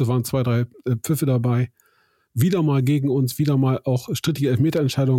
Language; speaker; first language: German; native; German